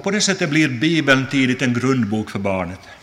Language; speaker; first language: Swedish; non-native, local second language; Finnish